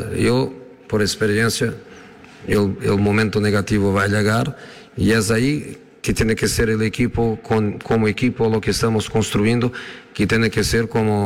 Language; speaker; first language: Spanish; non-native, fluent; Portuguese